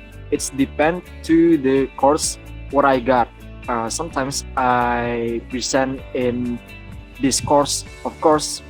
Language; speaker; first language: English; non-native, learner; Indonesian